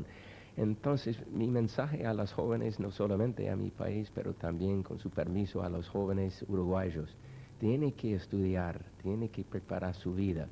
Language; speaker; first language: Spanish; non-native, fluent; English